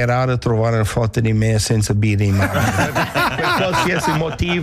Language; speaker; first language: Italian; non-native, learner; English